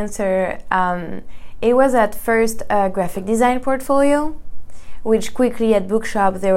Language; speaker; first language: English; non-native, fluent; French